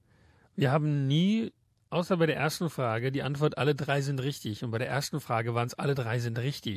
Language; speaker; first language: German; native; German